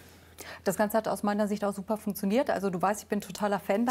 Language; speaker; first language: German; native; German